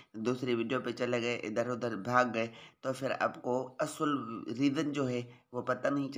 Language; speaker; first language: Hindi; non-native, local second language; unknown